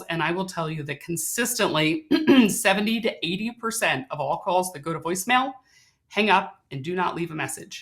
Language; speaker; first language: English; native; English